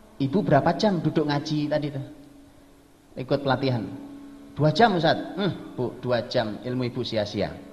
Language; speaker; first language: Indonesian; native; Indonesian